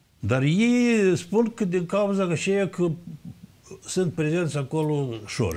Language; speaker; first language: Romanian; native; Romanian